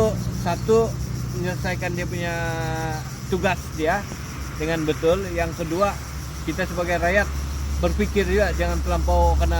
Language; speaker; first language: Malay; native; Malay